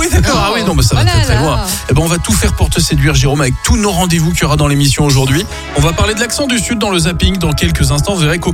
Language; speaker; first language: French; native; French